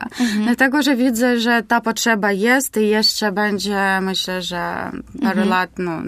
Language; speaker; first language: Polish; non-native, learner; Ukrainian